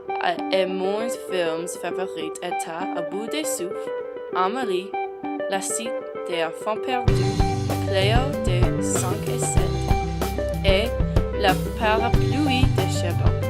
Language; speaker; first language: French; non-native, learner; English